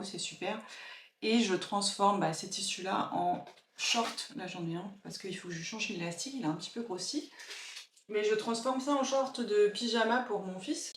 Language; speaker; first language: French; native; French